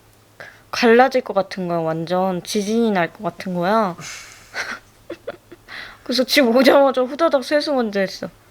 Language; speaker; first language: Korean; native; Korean